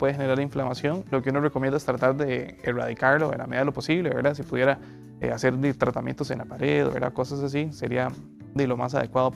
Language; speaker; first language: Spanish; native; Spanish